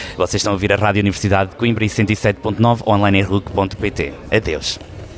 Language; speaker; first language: Portuguese; native; Portuguese